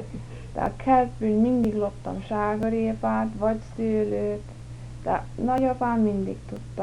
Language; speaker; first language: Hungarian; early bilingual, heritage; English